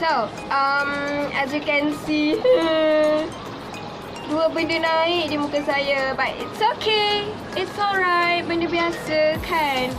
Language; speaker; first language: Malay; native; Malay